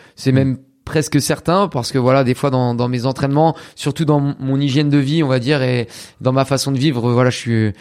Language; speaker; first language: French; native; French